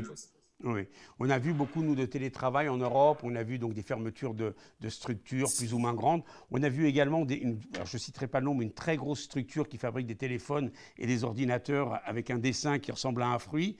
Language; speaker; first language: French; native; French